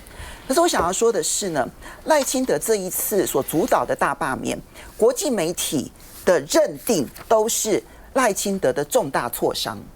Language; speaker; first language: Chinese; native; Chinese